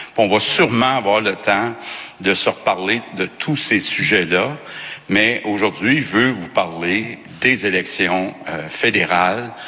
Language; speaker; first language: French; native; French